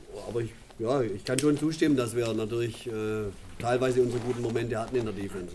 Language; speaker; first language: German; native; German